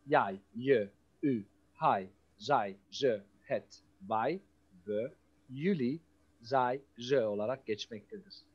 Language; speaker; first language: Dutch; non-native, fluent; Turkish